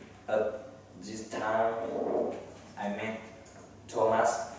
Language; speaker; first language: English; non-native, learner; Vietnamese